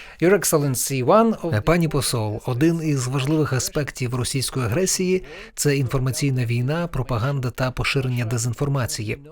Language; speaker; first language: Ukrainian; native; Ukrainian